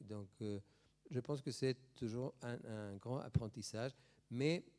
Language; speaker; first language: French; non-native, fluent; Spanish